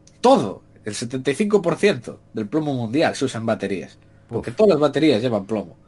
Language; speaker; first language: Spanish; native; Spanish